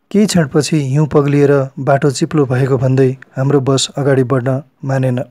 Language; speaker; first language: Nepali; native; Nepali